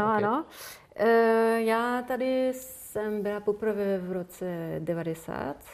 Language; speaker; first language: Czech; non-native, fluent; French